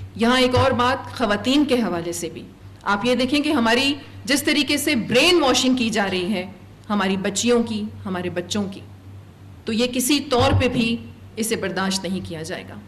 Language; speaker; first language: Urdu; non-native, local second language; Baluchi